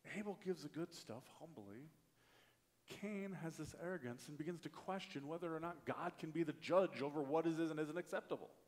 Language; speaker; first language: English; native; English